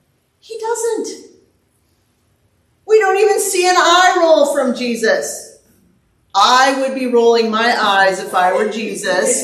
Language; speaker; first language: English; native; English